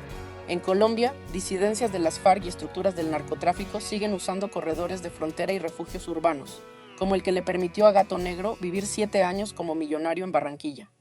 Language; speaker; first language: Spanish; native; Spanish